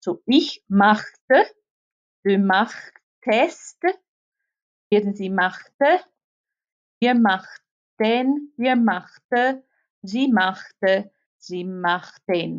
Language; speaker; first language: German; non-native, fluent; English